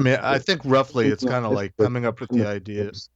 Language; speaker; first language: English; native; English